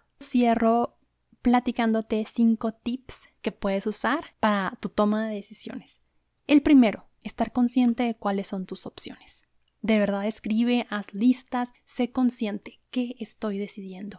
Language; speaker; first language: Spanish; native; Spanish